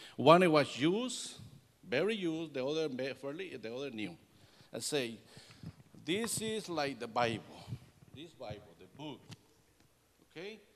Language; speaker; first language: English; non-native, learner; Spanish